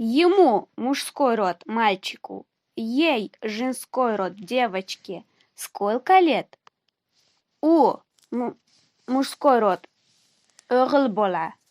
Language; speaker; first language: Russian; non-native, fluent; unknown